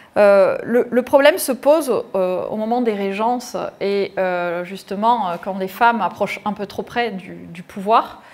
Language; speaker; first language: French; native; French